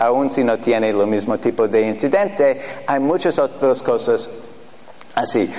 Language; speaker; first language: Spanish; non-native, fluent; English